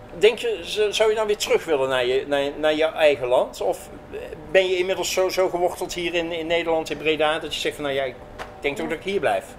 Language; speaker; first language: Dutch; native; Dutch